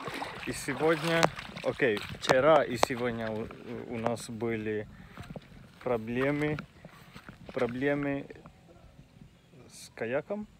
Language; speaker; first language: Russian; non-native, learner; Finnish